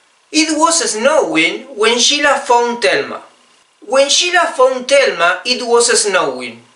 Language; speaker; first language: English; non-native, fluent; Spanish